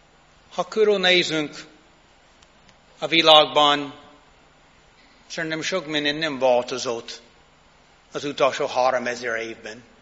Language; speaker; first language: Hungarian; non-native, fluent; English